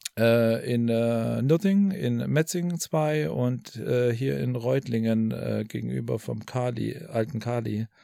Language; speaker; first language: German; early bilingual, other home language; Albanian